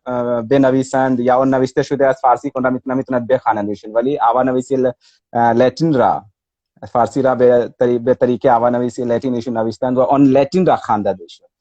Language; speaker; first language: Persian; non-native, fluent; Hindi